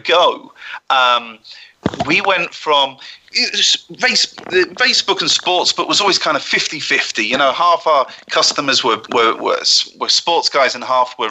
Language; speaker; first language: English; native; English